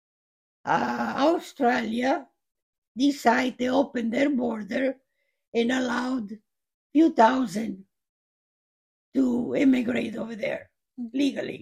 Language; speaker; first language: English; non-native, fluent; Italian